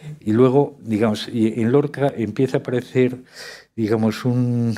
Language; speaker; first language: Spanish; native; Spanish